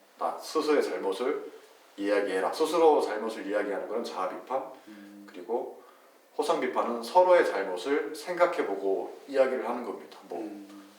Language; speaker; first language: Korean; native; Korean